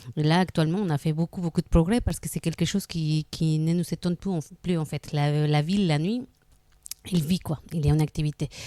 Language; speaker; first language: French; non-native, fluent; Spanish